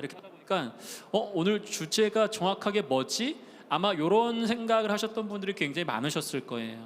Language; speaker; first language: Korean; native; Korean